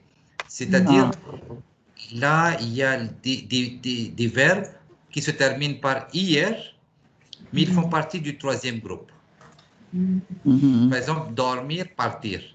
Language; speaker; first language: French; non-native, fluent; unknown